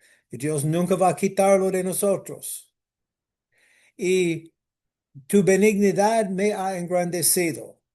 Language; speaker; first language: Spanish; non-native, fluent; English